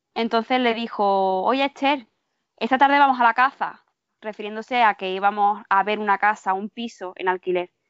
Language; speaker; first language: Spanish; native; Spanish